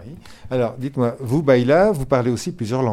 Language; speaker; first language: French; native; French